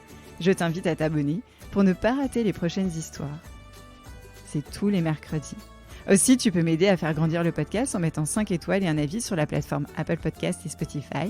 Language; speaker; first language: French; native; French